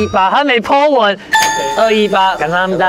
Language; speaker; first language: Chinese; native; Chinese